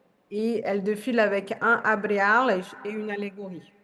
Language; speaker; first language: French; non-native, fluent; Portuguese